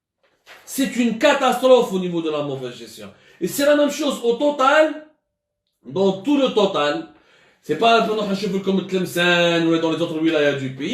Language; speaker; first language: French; non-native, local second language; Arabic